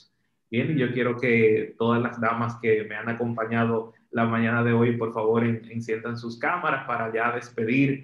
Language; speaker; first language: Spanish; native; Spanish